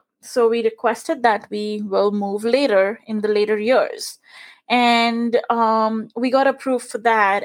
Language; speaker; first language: English; non-native, local second language; Punjabi